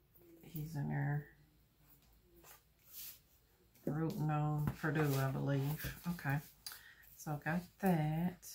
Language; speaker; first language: English; native; English